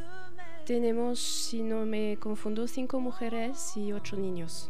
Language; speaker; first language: Spanish; non-native, fluent; French